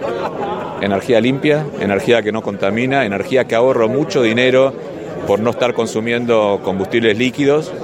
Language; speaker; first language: Spanish; native; Spanish